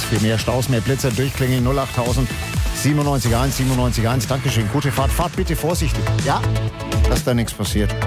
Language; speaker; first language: German; native; German